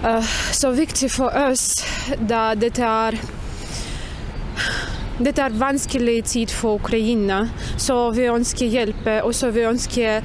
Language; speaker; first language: Norwegian; non-native, learner; Ukrainian